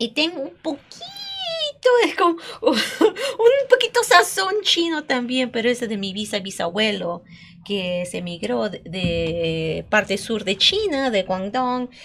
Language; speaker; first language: Spanish; early bilingual, heritage; Spanish